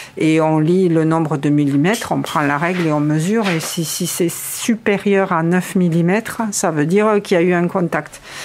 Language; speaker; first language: French; native; French